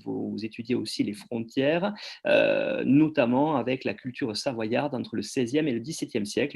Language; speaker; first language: French; native; French